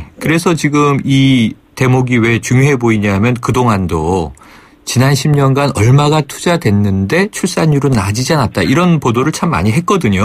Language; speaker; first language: Korean; native; Korean